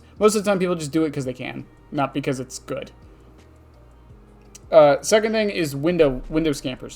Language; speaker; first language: English; native; English